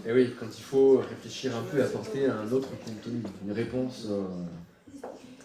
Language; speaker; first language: French; native; French